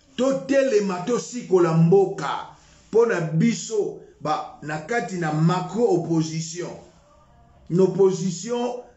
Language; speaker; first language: Lingala; non-native, local second language; Luba-Lulua